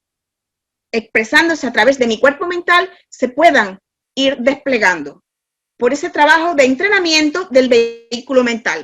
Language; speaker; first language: Spanish; native; Spanish